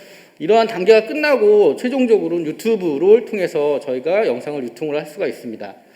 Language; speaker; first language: Korean; native; Korean